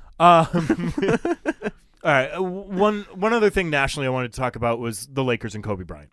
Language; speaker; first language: English; native; English